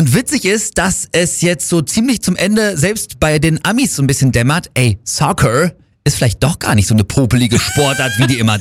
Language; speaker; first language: German; native; German